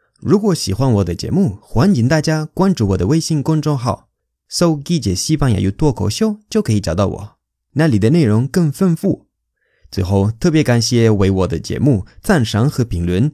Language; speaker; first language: Chinese; non-native, fluent; Spanish